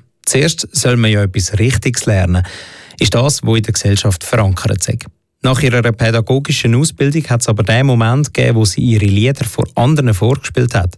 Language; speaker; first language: German; native; German